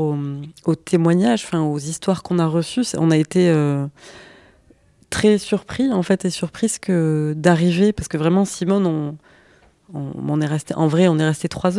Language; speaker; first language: French; native; French